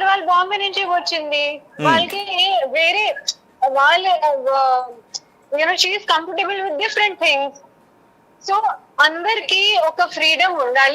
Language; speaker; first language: Telugu; non-native, learner; Hindi